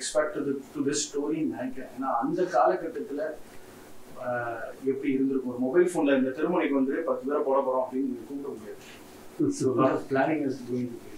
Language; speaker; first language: Tamil; native; Tamil